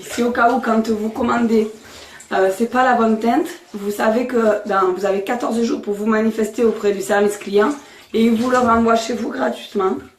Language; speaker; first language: French; native; French